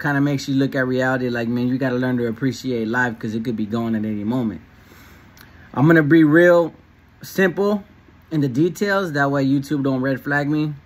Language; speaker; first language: English; native; English